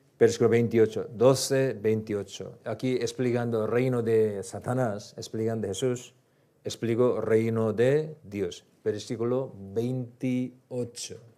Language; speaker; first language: Spanish; non-native, learner; Korean